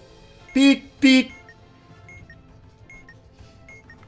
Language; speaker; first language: Russian; native; Russian